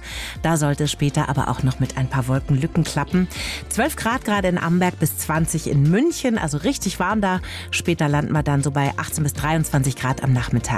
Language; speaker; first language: German; native; German